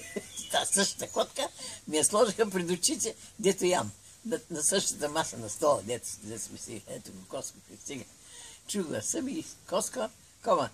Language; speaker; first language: Bulgarian; native; Bulgarian